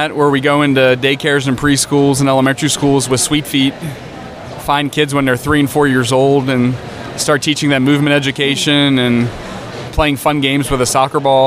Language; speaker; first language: English; native; English